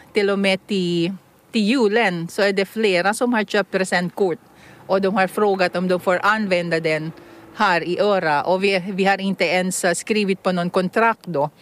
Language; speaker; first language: Swedish; non-native, fluent; Filipino